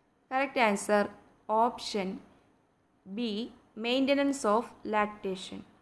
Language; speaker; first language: English; non-native, local second language; Malayalam